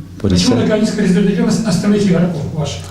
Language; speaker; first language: Russian; native; Russian